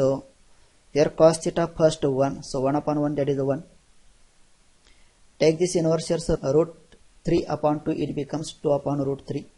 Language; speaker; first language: English; non-native, local second language; Marathi